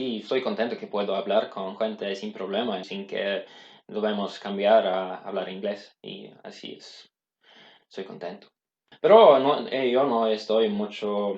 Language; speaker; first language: Spanish; non-native, learner; Swedish